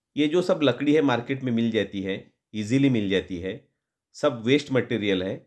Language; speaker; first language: Hindi; non-native, local second language; Marathi